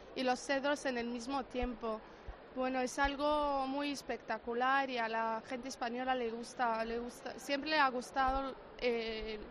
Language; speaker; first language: Spanish; non-native, fluent; Arabic